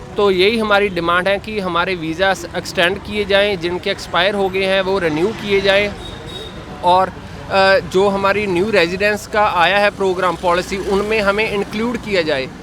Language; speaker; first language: Hindi; non-native, local second language; Punjabi